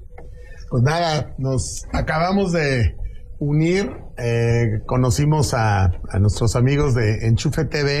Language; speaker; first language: Spanish; native; Spanish